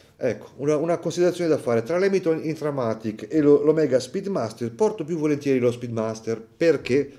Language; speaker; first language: Italian; native; Italian